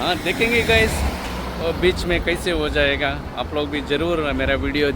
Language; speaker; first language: Hindi; non-native, local second language; Kannada